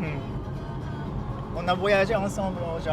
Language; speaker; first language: French; non-native, learner; Japanese